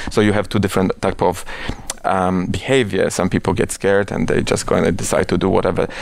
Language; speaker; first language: English; non-native, fluent; Polish